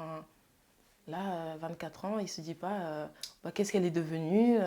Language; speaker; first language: French; early bilingual, other home language; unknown